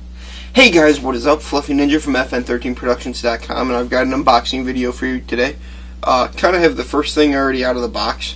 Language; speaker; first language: English; native; English